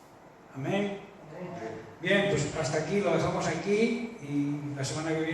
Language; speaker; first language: Spanish; native; Spanish